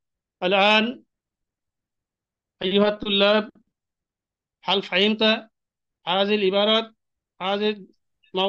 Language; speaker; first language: Arabic; non-native, learner; Bangla